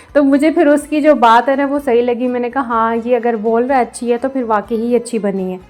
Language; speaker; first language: Hindi; non-native, local second language; Punjabi